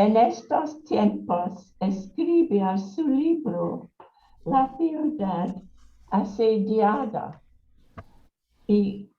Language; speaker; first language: Spanish; non-native, learner; English